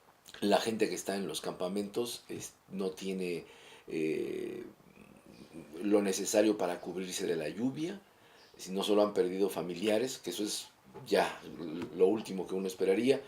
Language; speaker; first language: Spanish; native; Spanish